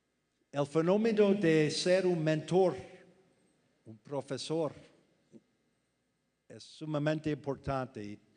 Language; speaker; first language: Spanish; non-native, fluent; English